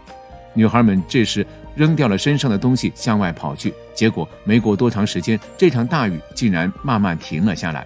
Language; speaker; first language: Chinese; native; Chinese